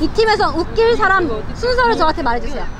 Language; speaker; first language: Korean; native; Korean